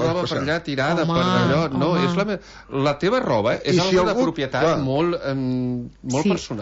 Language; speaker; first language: Catalan; native; Catalan